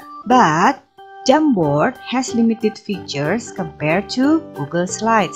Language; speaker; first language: English; non-native, fluent; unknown